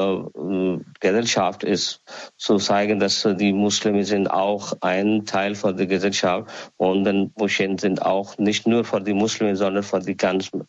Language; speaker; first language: German; non-native, learner; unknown